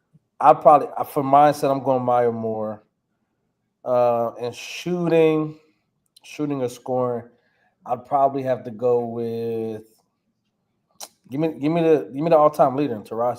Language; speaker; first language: English; native; English